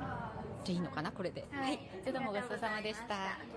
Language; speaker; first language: Japanese; native; Japanese